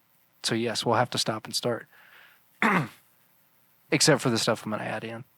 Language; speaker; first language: English; native; English